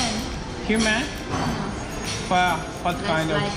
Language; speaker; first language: English; non-native, learner; Japanese